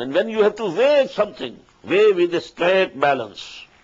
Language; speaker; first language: English; non-native, local second language; Urdu